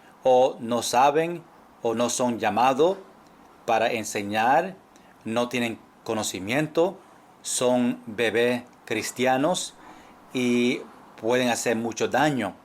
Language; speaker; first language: Spanish; non-native, fluent; English